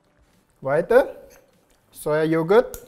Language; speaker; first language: German; non-native, learner; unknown